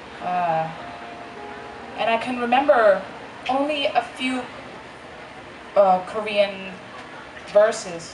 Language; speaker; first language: English; non-native, fluent; Thai